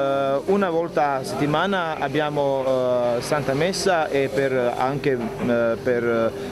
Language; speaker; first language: Italian; non-native, learner; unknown